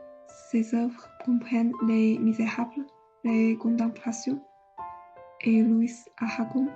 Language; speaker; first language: French; non-native, learner; Chinese